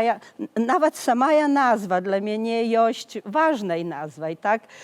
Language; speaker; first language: Polish; non-native, learner; Belarusian